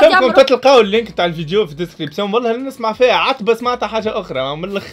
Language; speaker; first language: Arabic; native; Arabic